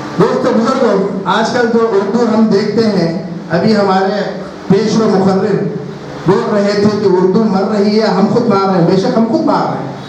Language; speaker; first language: Urdu; native; Urdu